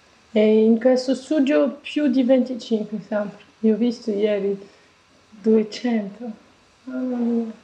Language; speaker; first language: Italian; non-native, learner; French